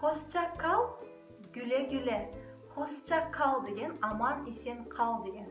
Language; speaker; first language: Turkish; non-native, fluent; Kazakh